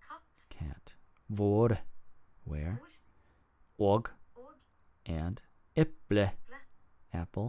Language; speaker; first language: Norwegian; non-native, learner; English